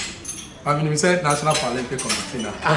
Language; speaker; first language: English; non-native, local second language; Akan